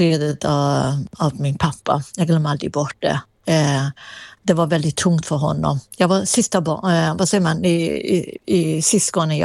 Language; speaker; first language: Swedish; non-native, fluent; Persian